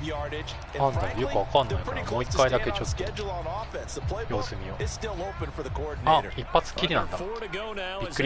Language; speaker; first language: Japanese; native; Japanese